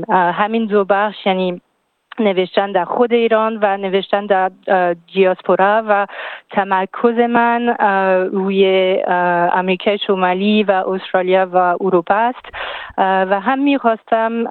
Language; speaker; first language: Persian; non-native, fluent; French